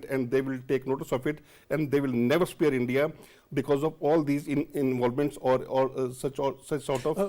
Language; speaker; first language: English; non-native, local second language; Urdu